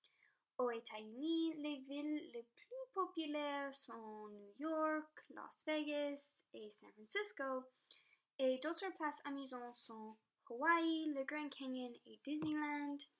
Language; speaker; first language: French; non-native, local second language; English